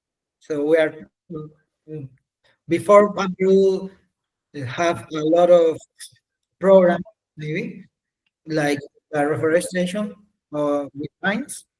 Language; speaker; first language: English; non-native, learner; Spanish